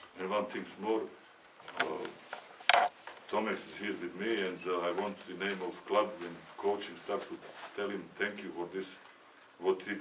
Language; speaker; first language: English; non-native, learner; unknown